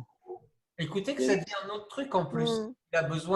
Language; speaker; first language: French; native; French